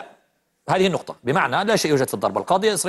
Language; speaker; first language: Arabic; native; Arabic